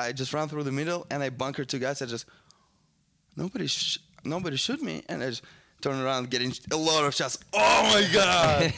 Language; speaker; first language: English; non-native, learner; Russian